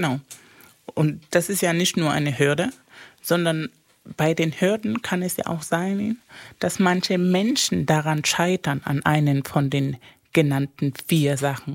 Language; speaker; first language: German; early bilingual, other home language; Spanish